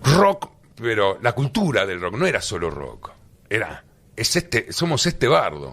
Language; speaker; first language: Spanish; native; Spanish